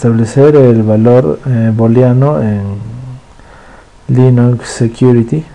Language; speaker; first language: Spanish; native; Spanish